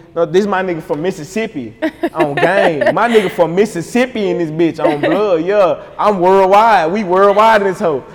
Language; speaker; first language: English; native; English